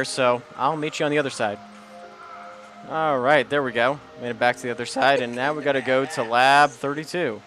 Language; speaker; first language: English; native; English